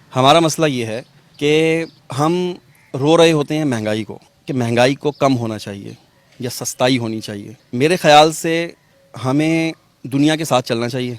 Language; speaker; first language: Urdu; non-native, local second language; Punjabi